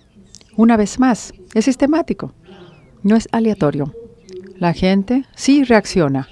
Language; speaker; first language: Spanish; native; Spanish